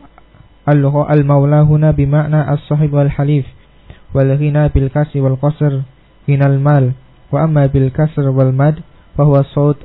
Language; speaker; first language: Arabic; non-native, learner; Indonesian